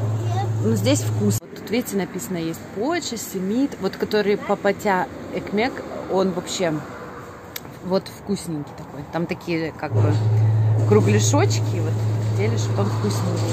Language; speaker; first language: Russian; native; Russian